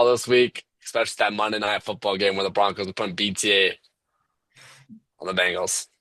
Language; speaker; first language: English; native; English